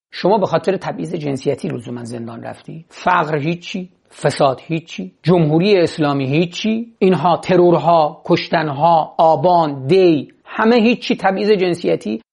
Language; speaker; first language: Persian; native; Persian